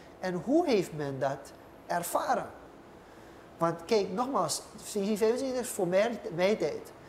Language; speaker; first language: Dutch; native; Dutch